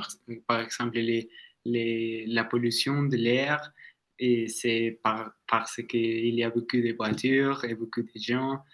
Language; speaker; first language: French; non-native, learner; Spanish